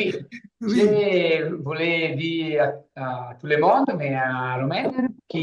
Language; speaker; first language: French; non-native, learner; Italian